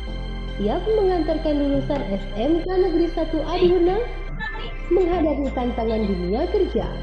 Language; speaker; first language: Indonesian; native; Indonesian